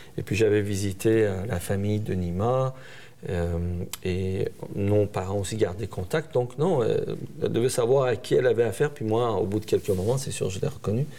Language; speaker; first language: French; early bilingual, other home language; Persian